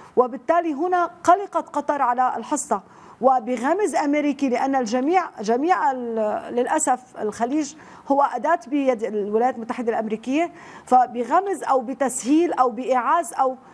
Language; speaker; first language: Arabic; native; Arabic